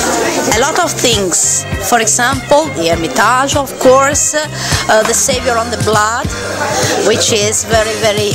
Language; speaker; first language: English; non-native, fluent; Italian